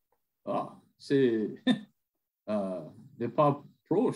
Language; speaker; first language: French; non-native, learner; English